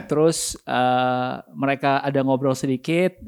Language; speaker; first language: Indonesian; native; Indonesian